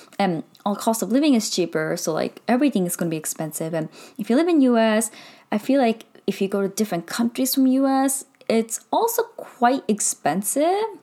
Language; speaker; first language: English; native; English